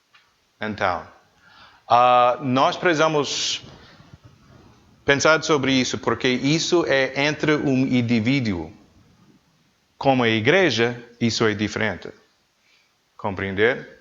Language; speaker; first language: Portuguese; non-native, learner; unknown